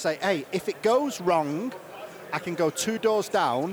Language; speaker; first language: English; native; English